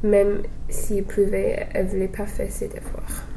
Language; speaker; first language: French; non-native, learner; English